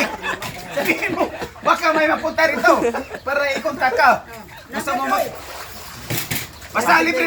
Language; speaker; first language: Filipino; non-native, local second language; Cebuano